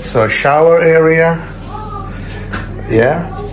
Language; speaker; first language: English; early bilingual, other home language; Hindi